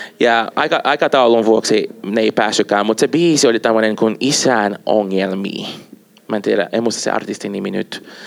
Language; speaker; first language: Finnish; non-native, fluent; Portuguese